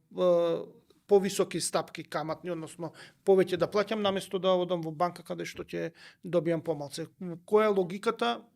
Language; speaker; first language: Macedonian; native; Macedonian